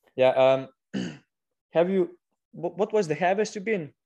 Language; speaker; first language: English; non-native, fluent; Lithuanian